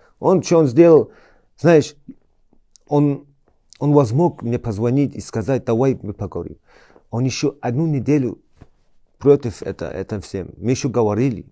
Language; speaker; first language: Russian; early bilingual, heritage; Chechen